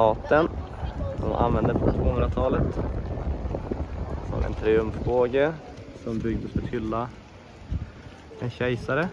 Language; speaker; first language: Swedish; native; Swedish